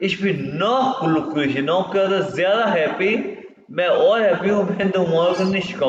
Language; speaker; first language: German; non-native, fluent; Urdu